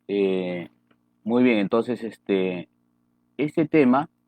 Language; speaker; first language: Spanish; native; Spanish